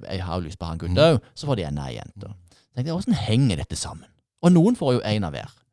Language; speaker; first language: Norwegian; native; Norwegian